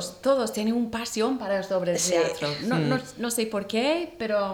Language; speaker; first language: Spanish; non-native, learner; English